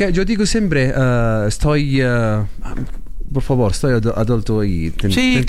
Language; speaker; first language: Spanish; non-native, learner; Arabic